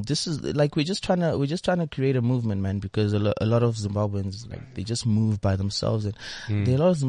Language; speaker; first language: English; non-native, local second language; Shona